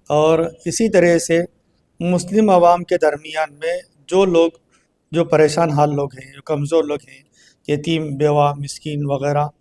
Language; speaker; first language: Urdu; native; Urdu